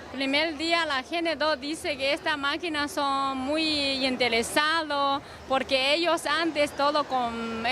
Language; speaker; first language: Spanish; non-native, learner; Chinese